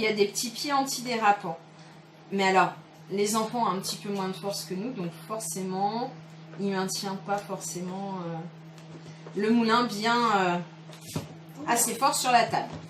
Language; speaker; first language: French; native; French